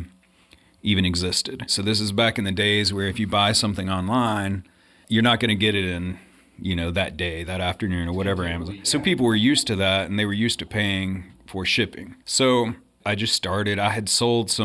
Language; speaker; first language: English; native; English